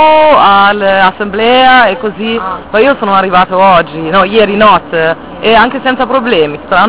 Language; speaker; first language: Italian; non-native, fluent; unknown